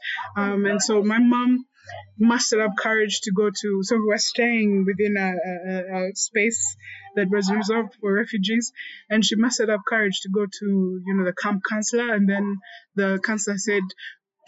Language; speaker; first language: English; non-native, local second language; Kinyarwanda